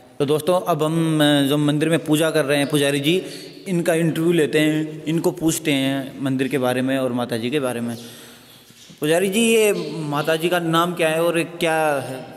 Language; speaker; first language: Hindi; native; Hindi